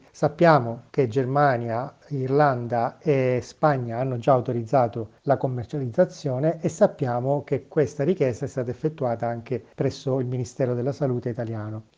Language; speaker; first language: Italian; native; Italian